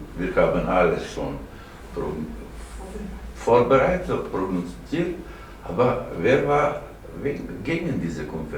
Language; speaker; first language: German; non-native, learner; Slovenian